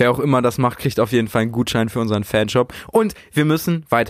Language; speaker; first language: German; native; German